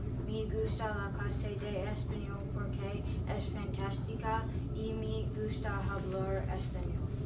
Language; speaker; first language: Spanish; non-native, learner; English